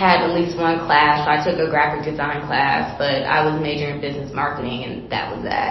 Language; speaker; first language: English; native; English